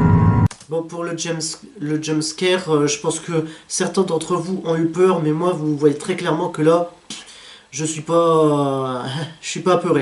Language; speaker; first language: French; native; French